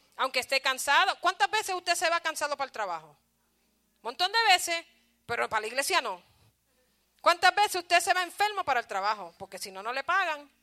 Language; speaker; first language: Spanish; early bilingual, heritage; Spanish